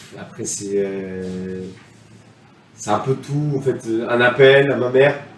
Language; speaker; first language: French; non-native, fluent; Spanish